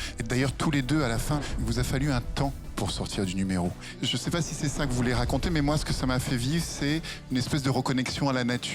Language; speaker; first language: French; native; French